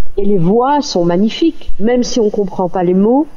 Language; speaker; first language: French; native; French